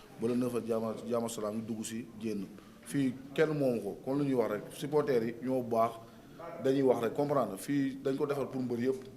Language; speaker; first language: Wolof; native; Wolof